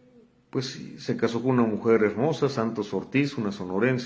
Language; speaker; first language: Spanish; native; Spanish